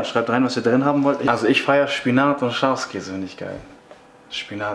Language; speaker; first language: German; native; German